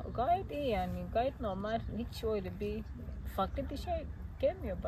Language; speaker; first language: Turkish; non-native, fluent; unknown